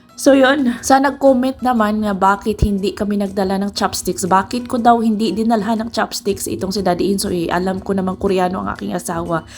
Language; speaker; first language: Filipino; non-native, local second language; Cebuano